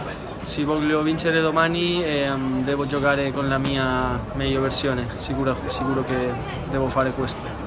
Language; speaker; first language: Italian; non-native, learner; Spanish